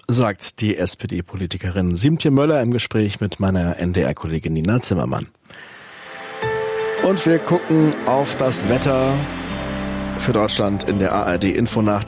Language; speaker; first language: German; native; German